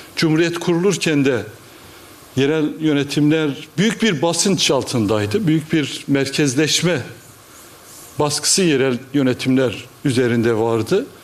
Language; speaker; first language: Turkish; non-native, local second language; Kurdish